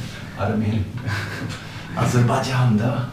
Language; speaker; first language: Russian; non-native, learner; Swedish